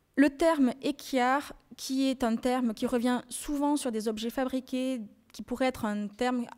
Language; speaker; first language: French; native; French